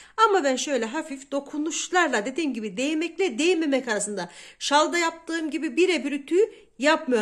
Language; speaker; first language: Turkish; native; Turkish